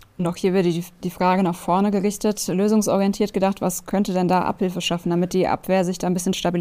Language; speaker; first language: German; native; German